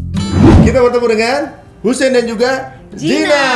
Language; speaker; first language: Indonesian; native; Indonesian